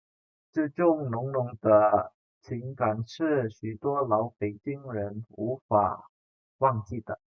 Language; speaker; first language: Chinese; non-native, fluent; Indonesian